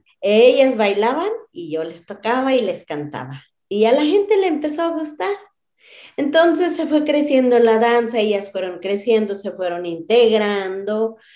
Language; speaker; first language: Spanish; non-native, local second language; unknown